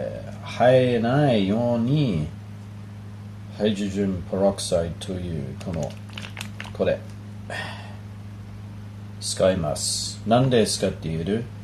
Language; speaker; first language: Japanese; non-native, learner; English